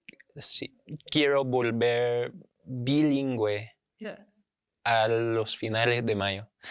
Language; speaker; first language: Spanish; non-native, fluent; English